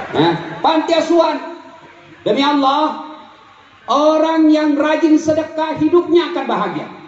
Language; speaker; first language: Indonesian; non-native, local second language; Buginese